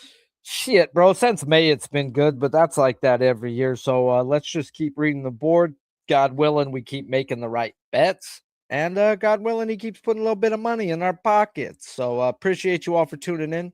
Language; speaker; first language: English; native; English